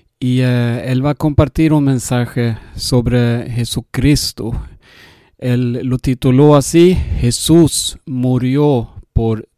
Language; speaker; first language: Spanish; non-native, learner; Swedish